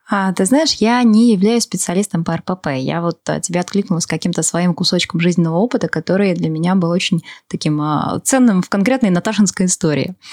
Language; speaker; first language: Russian; native; Russian